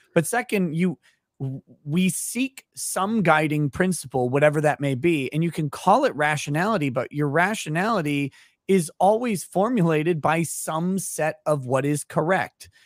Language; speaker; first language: English; native; English